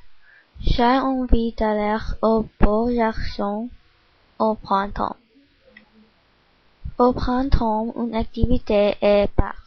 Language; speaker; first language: French; non-native, learner; English